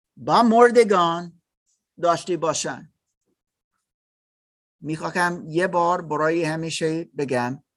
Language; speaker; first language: Persian; non-native, learner; German